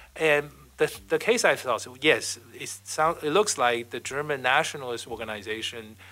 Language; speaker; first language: English; non-native, fluent; Chinese